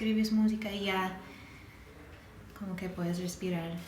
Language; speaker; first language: Spanish; non-native, fluent; English